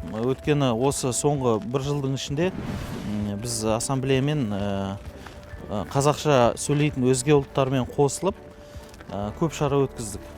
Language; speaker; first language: Kazakh; non-native, local second language; Russian